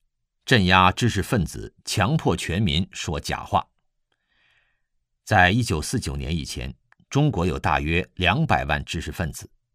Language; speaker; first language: Chinese; native; Chinese